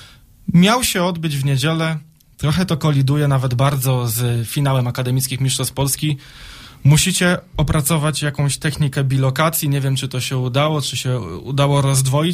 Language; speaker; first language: Polish; native; Polish